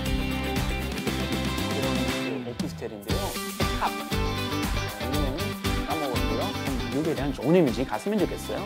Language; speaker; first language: Korean; non-native, fluent; English